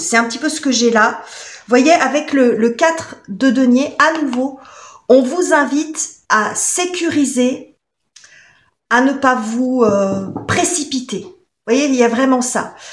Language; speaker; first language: French; native; French